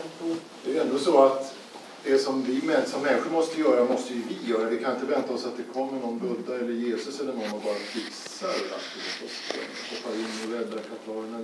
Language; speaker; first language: Swedish; native; Swedish